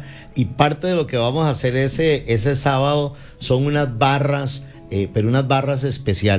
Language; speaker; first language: Spanish; native; Spanish